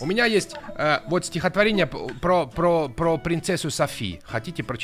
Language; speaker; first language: Russian; native; Russian